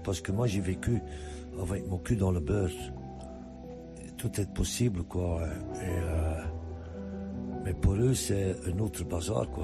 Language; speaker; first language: French; non-native, fluent; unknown